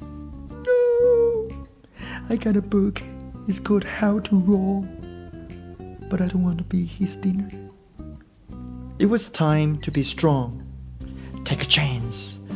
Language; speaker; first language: English; non-native, fluent; Chinese